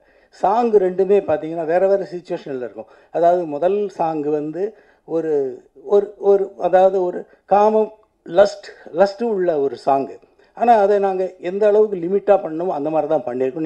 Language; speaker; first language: Tamil; native; Tamil